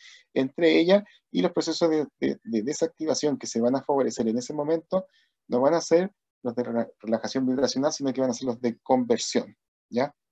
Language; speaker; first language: Spanish; native; Spanish